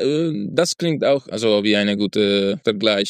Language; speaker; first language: German; non-native, fluent; Italian